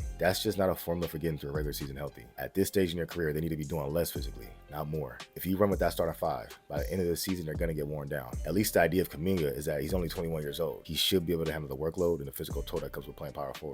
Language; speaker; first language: English; native; English